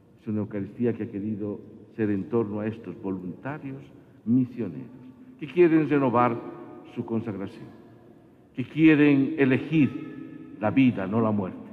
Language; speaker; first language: Spanish; native; Spanish